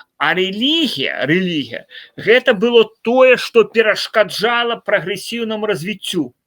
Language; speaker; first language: Belarusian; native; Belarusian